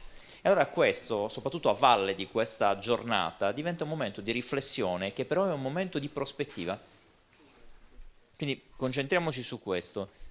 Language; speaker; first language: Italian; native; Italian